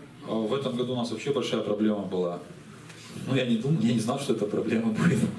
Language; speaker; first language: Russian; native; Russian